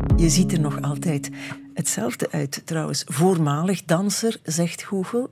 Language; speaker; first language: Dutch; native; Dutch